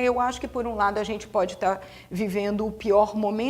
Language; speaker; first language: Portuguese; native; Portuguese